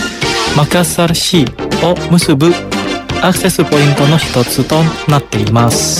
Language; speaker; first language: Japanese; non-native, fluent; Indonesian